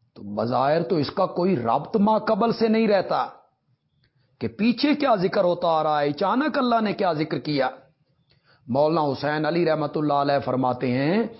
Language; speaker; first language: Urdu; non-native, local second language; Punjabi